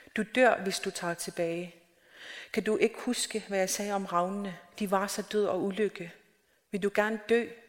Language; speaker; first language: Danish; non-native, local second language; Kalaallisut